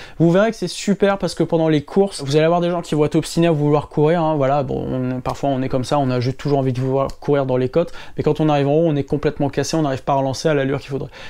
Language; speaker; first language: French; native; French